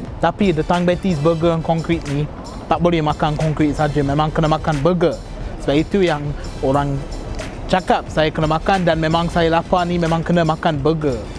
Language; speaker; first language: Malay; non-native, fluent; English